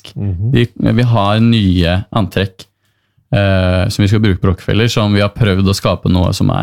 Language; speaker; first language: Norwegian; native; Norwegian